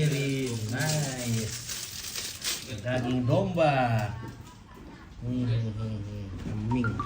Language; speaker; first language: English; non-native, learner; Indonesian